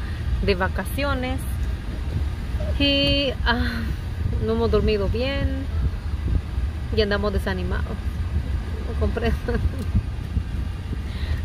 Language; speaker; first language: Spanish; native; Spanish